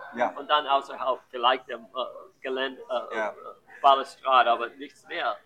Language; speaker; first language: German; non-native, learner; English